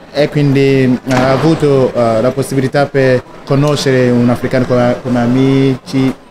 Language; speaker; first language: Italian; non-native, learner; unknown